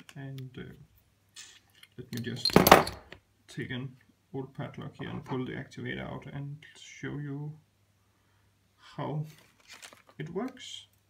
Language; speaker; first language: English; non-native, fluent; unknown